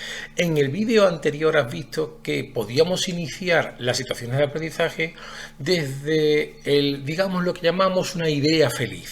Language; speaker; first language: Spanish; native; Spanish